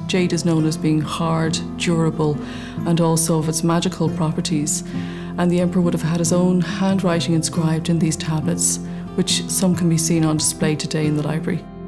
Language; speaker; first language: English; native; English